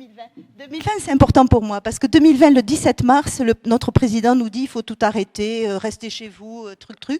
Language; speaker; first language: French; native; French